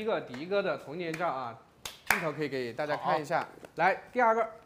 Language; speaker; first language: Chinese; native; Chinese